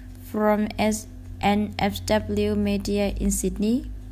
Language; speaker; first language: English; non-native, learner; Vietnamese